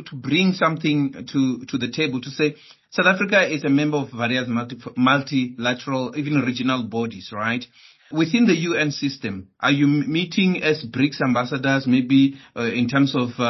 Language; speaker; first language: English; non-native, local second language; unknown